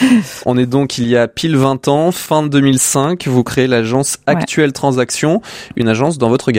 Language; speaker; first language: French; native; French